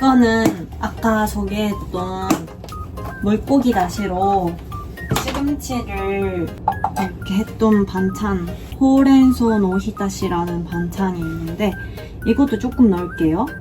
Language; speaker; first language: Korean; non-native, fluent; Japanese